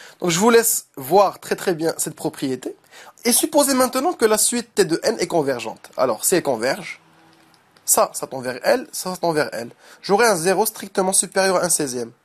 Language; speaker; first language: French; non-native, local second language; Arabic